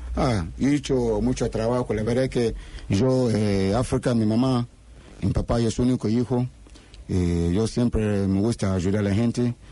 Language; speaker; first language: Spanish; non-native, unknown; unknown